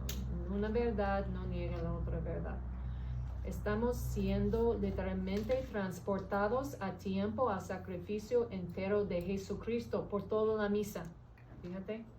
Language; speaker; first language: Spanish; early bilingual, heritage; English